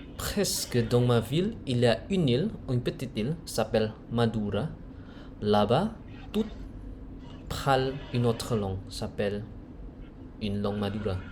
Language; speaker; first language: French; non-native, learner; Indonesian